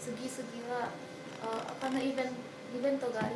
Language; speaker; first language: Japanese; non-native, learner; Indonesian